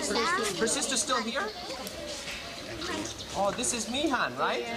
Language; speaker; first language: English; native; English